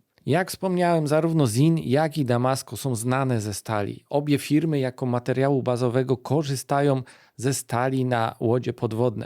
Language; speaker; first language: Polish; native; Polish